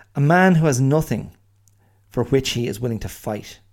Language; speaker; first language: English; native; English